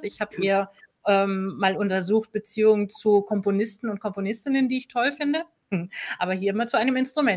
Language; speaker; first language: German; native; German